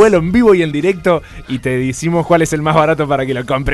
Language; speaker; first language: Spanish; native; Spanish